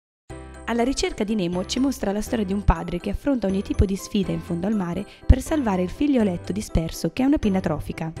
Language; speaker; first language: Italian; native; Italian